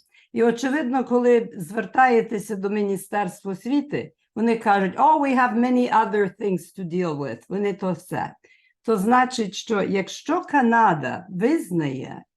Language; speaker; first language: Ukrainian; early bilingual, heritage; Ukrainian